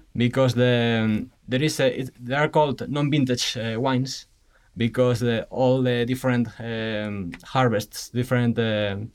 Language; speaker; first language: English; non-native, fluent; Spanish